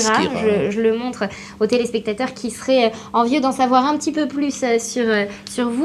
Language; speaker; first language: French; native; French